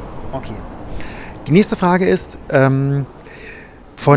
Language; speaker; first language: German; native; German